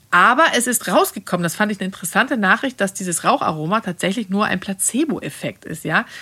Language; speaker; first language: German; non-native, fluent; Swedish